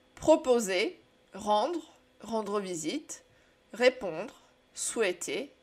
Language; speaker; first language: French; non-native, fluent; Czech